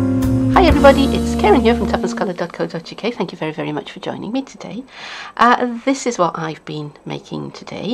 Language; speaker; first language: English; native; English